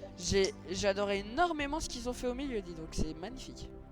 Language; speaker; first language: French; native; French